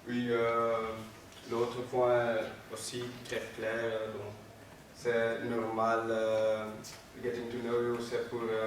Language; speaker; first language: French; non-native, learner; Dutch